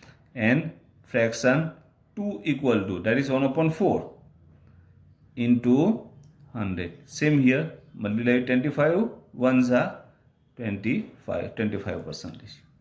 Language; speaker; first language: English; non-native, local second language; Gujarati